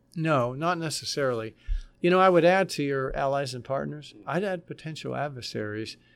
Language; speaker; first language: English; native; English